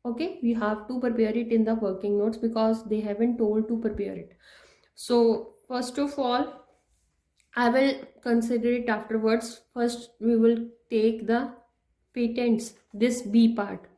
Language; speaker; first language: English; non-native, local second language; Punjabi